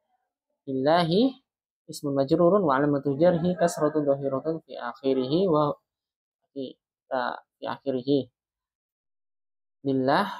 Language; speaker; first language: Arabic; non-native, learner; Indonesian